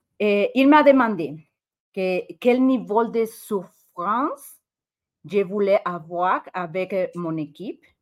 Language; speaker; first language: French; non-native, learner; Spanish